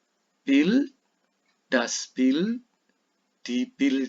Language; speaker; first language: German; non-native, fluent; Indonesian